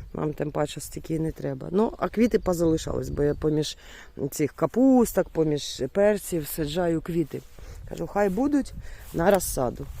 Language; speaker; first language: Ukrainian; non-native, local second language; Russian